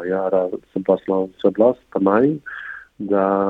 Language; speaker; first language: Indonesian; non-native, fluent; English